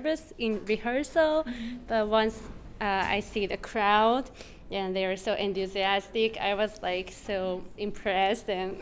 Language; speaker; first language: English; non-native, fluent; Japanese